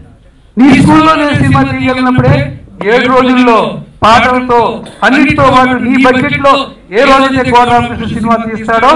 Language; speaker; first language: Telugu; native; Telugu